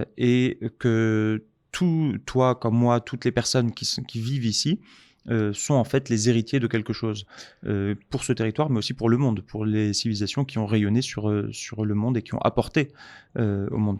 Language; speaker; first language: French; native; French